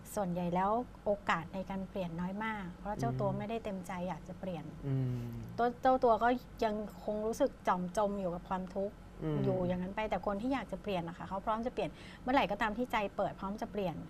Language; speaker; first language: Thai; native; Thai